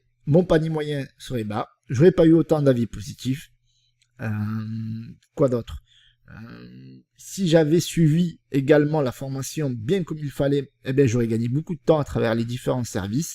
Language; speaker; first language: French; native; French